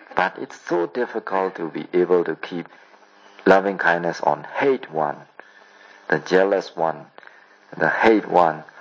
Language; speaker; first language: English; non-native, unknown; Burmese